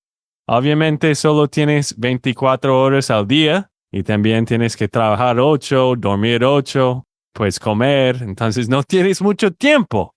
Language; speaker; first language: Spanish; non-native, fluent; English